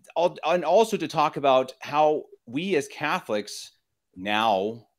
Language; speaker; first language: English; native; English